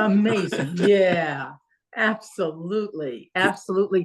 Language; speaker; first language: English; native; English